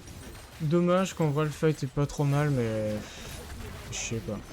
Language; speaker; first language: French; native; French